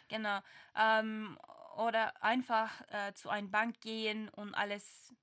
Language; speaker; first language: German; non-native, learner; Turkish